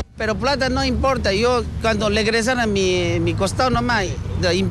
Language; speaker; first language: Spanish; non-native, learner; Chinese